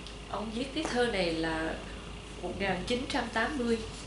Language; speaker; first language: Vietnamese; early bilingual, heritage; Vietnamese